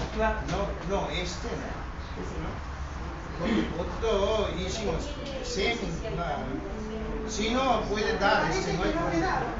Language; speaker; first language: Spanish; non-native, learner; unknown